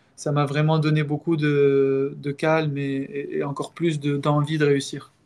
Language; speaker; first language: French; non-native, local second language; Arabic